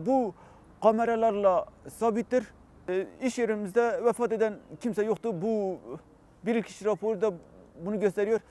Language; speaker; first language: Turkish; non-native, local second language; Kurdish